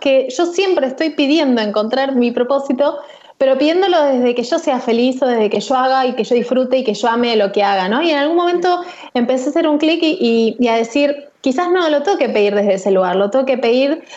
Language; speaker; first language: Spanish; native; Spanish